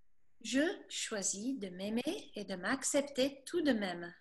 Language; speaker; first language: French; non-native, fluent; English